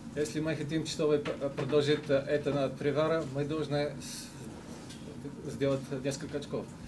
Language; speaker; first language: Russian; non-native, learner; Ukrainian